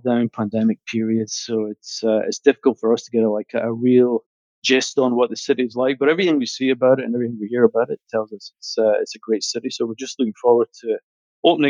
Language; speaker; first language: English; native; English